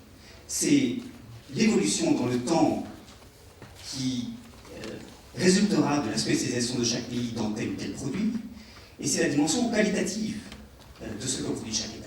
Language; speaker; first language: French; native; French